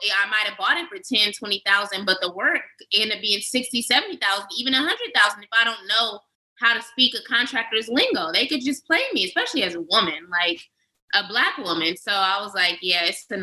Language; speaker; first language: English; native; English